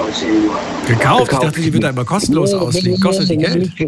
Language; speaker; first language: German; native; German